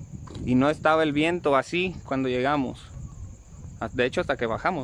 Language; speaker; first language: Spanish; native; Spanish